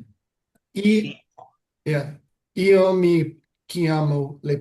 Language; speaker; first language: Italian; non-native, learner; English